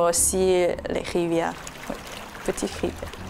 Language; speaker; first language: French; non-native, learner; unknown